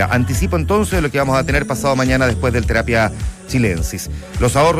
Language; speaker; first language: Spanish; native; Spanish